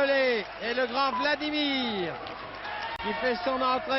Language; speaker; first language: French; native; French